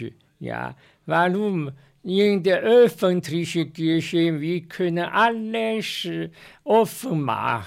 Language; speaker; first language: German; non-native, learner; Chinese